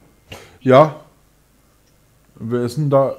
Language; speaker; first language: German; native; German